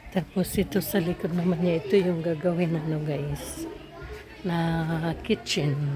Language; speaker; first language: Filipino; native; Filipino